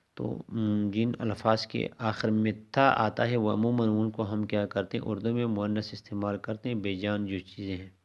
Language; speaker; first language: Urdu; non-native, local second language; Pashto